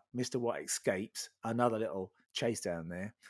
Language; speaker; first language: English; native; English